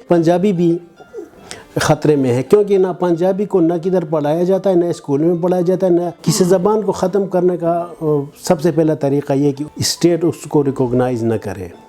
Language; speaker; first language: Urdu; non-native, local second language; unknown